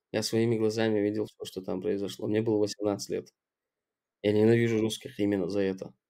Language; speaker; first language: Russian; non-native, local second language; Chechen